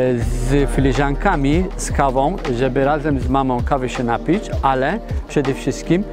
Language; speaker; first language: Polish; non-native, fluent; Turkish